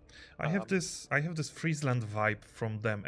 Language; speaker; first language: English; non-native, fluent; Polish